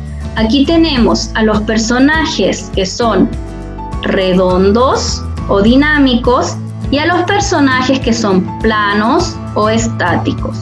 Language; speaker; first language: Spanish; native; Spanish